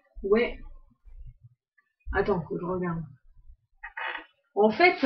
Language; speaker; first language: French; native; French